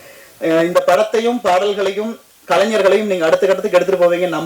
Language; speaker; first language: Tamil; native; Tamil